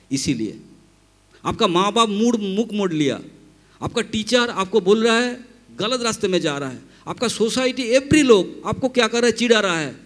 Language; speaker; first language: Hindi; non-native, local second language; Bangla